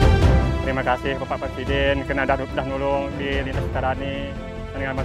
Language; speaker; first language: Indonesian; non-native, local second language; Iban